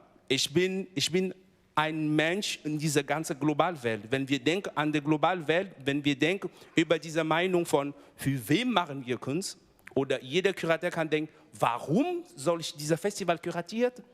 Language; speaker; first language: German; non-native, fluent; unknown